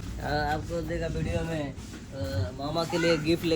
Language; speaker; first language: Hindi; non-native, local second language; Malayalam